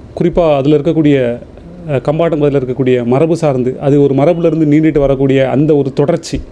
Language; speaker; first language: Tamil; native; Tamil